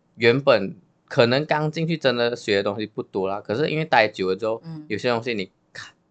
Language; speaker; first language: Chinese; native; Chinese